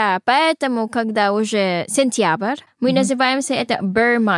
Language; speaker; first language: Russian; non-native, learner; Filipino